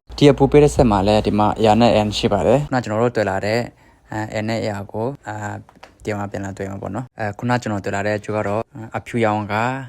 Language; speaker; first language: Burmese; native; Burmese